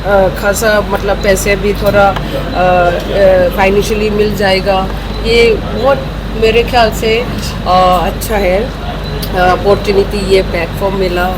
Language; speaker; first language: Hindi; non-native, local second language; Manipuri